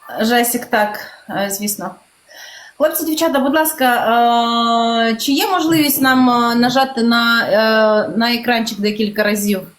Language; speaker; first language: Ukrainian; non-native, local second language; Russian